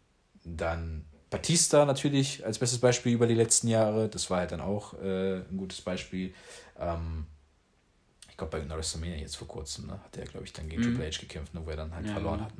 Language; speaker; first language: German; native; German